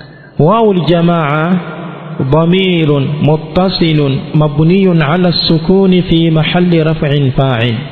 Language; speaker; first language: Arabic; non-native, fluent; Swahili